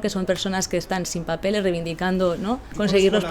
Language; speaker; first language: Spanish; native; Spanish